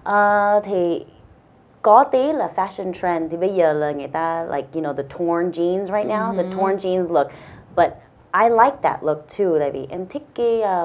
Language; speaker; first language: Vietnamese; early bilingual, heritage; Vietnamese